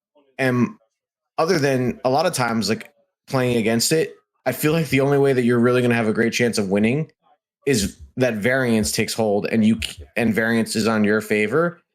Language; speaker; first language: English; native; English